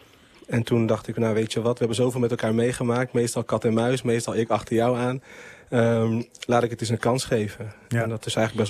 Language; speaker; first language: Dutch; native; Dutch